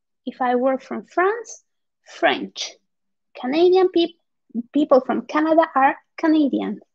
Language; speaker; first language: English; non-native, fluent; Spanish